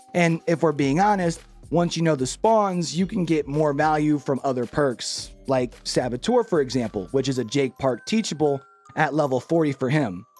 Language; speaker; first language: English; native; English